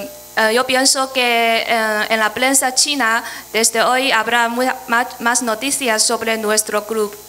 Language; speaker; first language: Spanish; non-native, fluent; Chinese